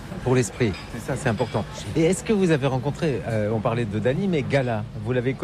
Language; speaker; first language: French; native; French